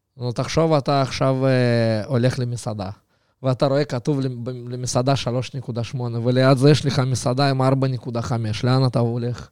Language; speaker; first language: Hebrew; early bilingual, other home language; Russian